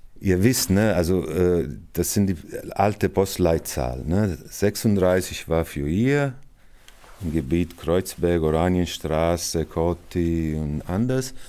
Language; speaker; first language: German; non-native, fluent; Italian